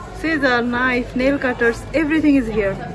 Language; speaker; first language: English; non-native, local second language; Bangla